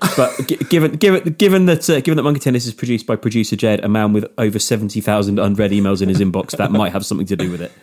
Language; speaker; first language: English; native; English